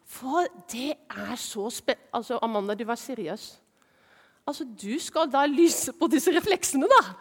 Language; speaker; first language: Norwegian; non-native, fluent; Dutch